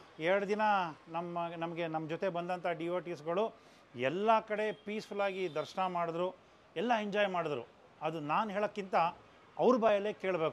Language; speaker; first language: Kannada; native; Kannada